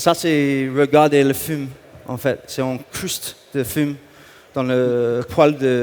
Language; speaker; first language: French; non-native, learner; English